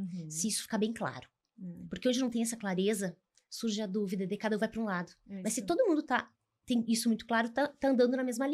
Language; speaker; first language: Portuguese; native; Portuguese